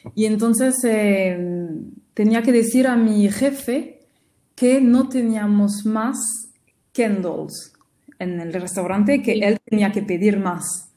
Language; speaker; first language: Spanish; non-native, fluent; French